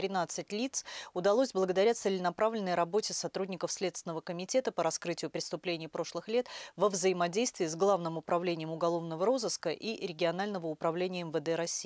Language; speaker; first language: Russian; native; Russian